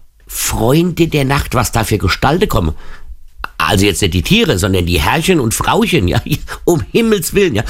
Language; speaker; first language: German; native; German